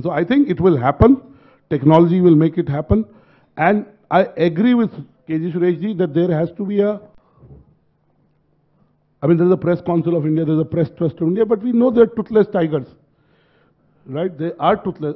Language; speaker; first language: English; non-native, local second language; Hindi